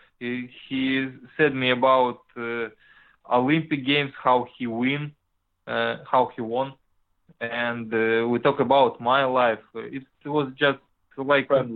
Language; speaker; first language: English; non-native, learner; Russian